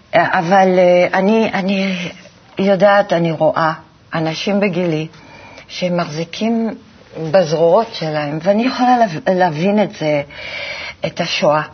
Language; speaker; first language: Hebrew; non-native, fluent; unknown